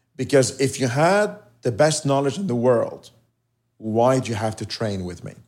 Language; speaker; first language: English; non-native, fluent; Arabic